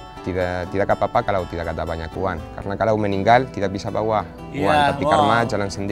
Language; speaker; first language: Indonesian; non-native, fluent; Spanish